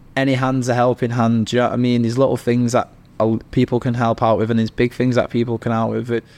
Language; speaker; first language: English; native; English